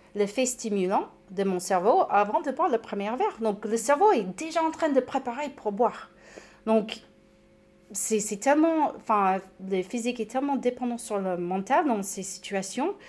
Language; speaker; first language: French; non-native, fluent; English